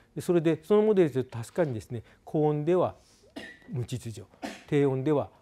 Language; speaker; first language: Japanese; native; Japanese